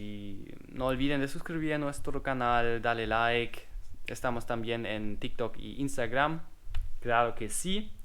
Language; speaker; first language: Spanish; non-native, learner; German